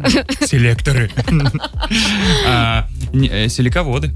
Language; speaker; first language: Russian; native; Russian